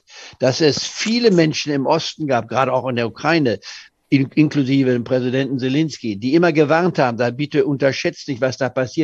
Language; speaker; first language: German; native; German